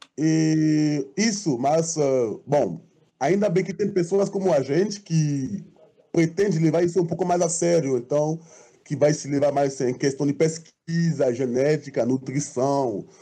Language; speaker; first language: Portuguese; non-native, fluent; French